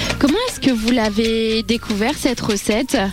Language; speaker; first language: French; native; French